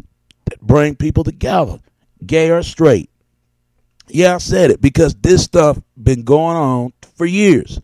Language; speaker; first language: English; native; English